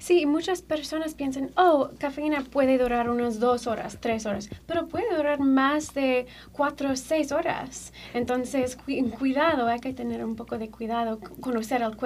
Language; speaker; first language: Spanish; non-native, fluent; English